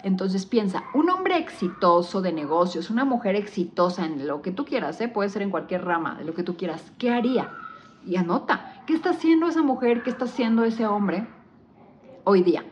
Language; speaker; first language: Spanish; native; Spanish